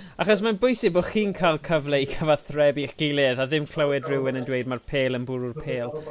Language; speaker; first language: Welsh; non-native, local second language; English